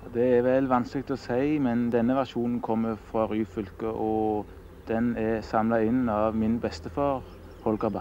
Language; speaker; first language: Norwegian; native; Norwegian